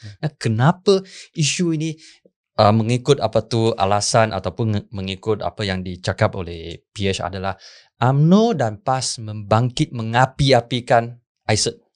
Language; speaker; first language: Malay; non-native, local second language; Chinese